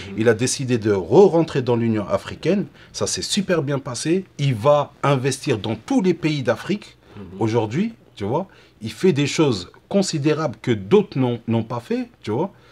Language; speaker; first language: French; early bilingual, other home language; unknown